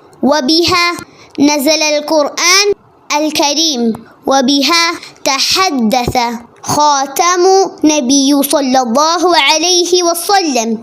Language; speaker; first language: Arabic; non-native, learner; Malayalam